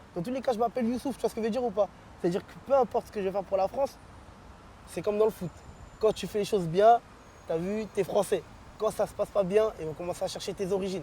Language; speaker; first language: French; early bilingual, other home language; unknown